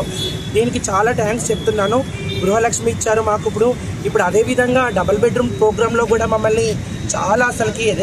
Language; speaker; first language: Telugu; native; Telugu